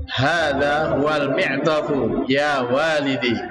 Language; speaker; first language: Arabic; non-native, local second language; Indonesian